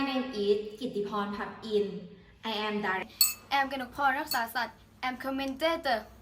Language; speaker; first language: English; non-native, learner; Thai